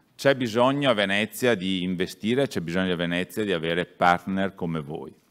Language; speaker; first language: Italian; native; Italian